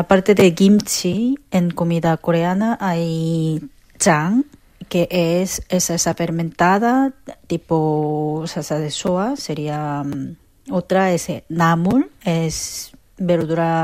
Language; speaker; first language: Spanish; non-native, fluent; Korean